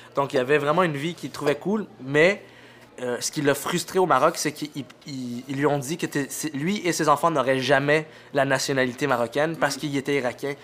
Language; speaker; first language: French; early bilingual, other home language; Arabic